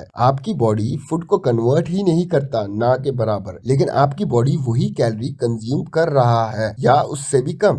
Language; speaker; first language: Hindi; native; Hindi